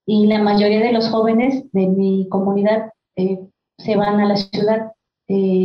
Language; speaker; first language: Spanish; non-native, local second language; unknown